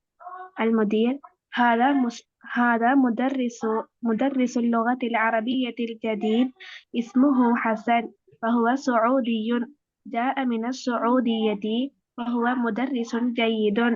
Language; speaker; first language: Arabic; non-native, learner; Tamil